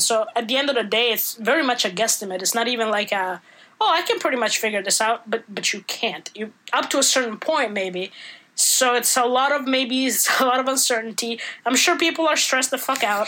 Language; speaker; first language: English; non-native, fluent; Italian